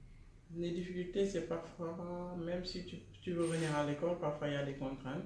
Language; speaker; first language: French; non-native, local second language; Wolof